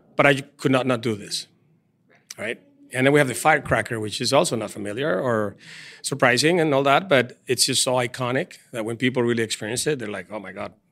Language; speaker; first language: English; non-native, fluent; Spanish